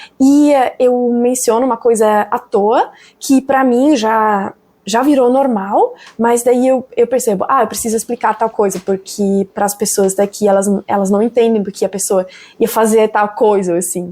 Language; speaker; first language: Portuguese; non-native, fluent; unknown